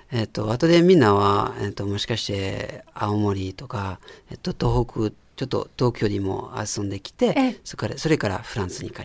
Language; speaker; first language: Japanese; non-native, fluent; French